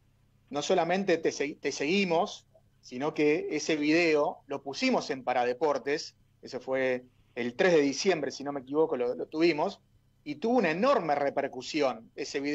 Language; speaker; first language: Spanish; native; Spanish